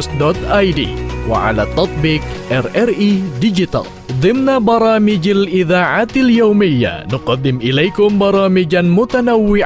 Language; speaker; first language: Arabic; non-native, fluent; Indonesian